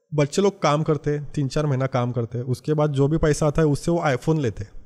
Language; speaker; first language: Hindi; non-native, local second language; Marathi